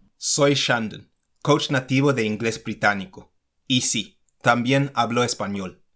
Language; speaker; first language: Spanish; non-native, fluent; English